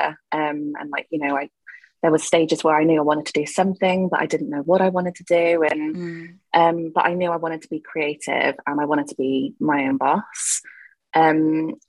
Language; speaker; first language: English; native; English